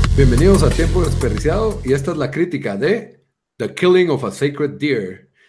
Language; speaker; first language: Spanish; native; Spanish